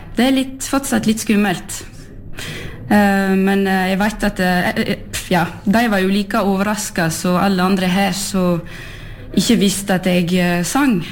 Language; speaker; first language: Norwegian; early bilingual, heritage; French